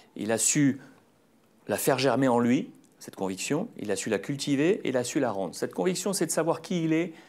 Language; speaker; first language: French; native; French